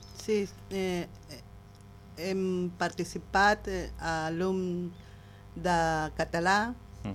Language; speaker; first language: Catalan; non-native, learner; Spanish